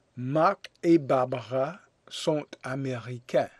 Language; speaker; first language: French; non-native, fluent; English